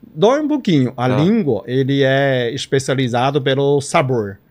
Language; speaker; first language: Portuguese; non-native, fluent; Chinese